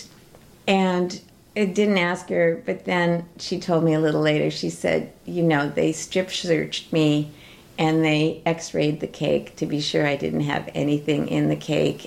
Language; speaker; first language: English; native; English